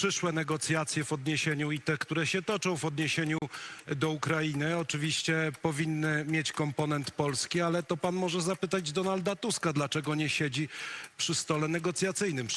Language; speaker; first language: Polish; native; Polish